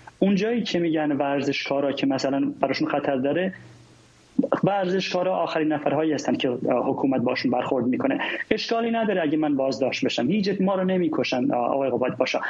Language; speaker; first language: Persian; non-native, local second language; Kurdish